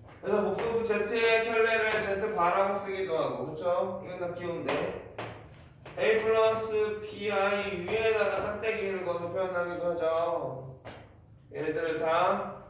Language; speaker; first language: Korean; native; Korean